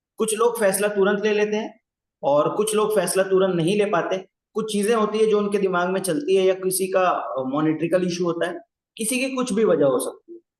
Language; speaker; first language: Hindi; native; Hindi